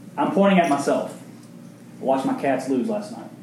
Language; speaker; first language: English; native; English